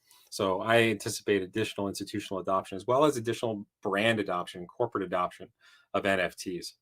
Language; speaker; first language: English; native; English